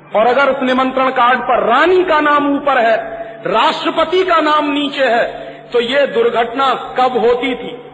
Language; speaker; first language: Hindi; native; Hindi